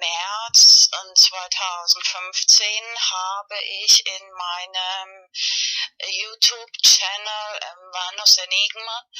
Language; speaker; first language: German; non-native, fluent; Spanish